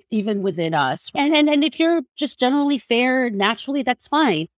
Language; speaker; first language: English; non-native, fluent; Korean